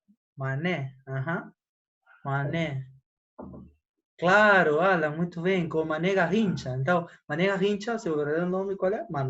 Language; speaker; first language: Portuguese; non-native, fluent; Spanish